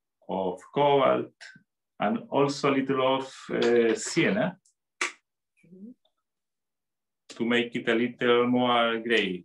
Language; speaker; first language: English; non-native, fluent; Spanish